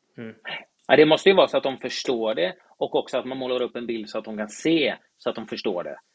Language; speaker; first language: Swedish; native; Swedish